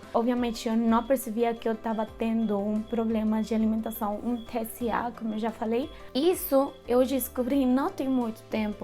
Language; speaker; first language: Portuguese; non-native, fluent; Spanish